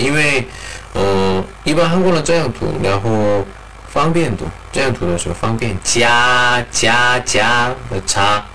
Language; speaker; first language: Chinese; non-native, learner; Korean